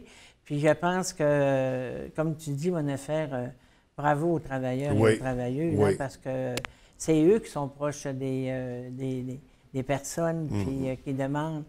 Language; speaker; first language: French; native; French